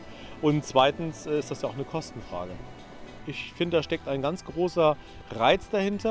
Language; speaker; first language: German; native; German